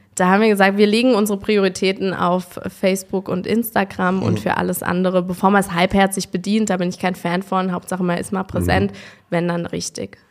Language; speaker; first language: German; native; German